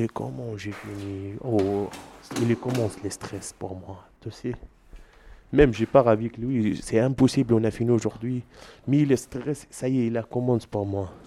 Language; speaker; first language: French; non-native, learner; Arabic